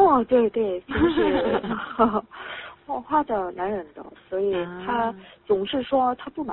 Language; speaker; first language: Chinese; non-native, learner; Korean